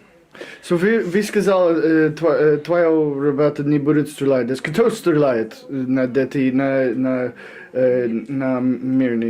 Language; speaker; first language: Russian; non-native, learner; English